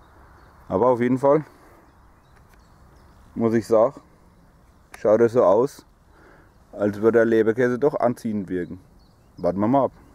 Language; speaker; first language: German; native; German